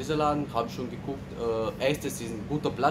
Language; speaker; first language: German; non-native, learner; Turkish